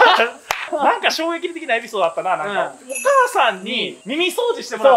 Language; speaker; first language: Japanese; native; Japanese